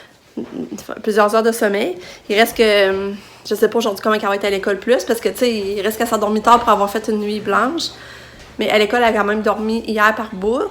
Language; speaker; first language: French; native; French